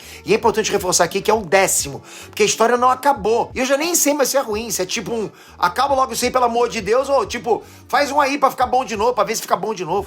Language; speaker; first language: Portuguese; native; Portuguese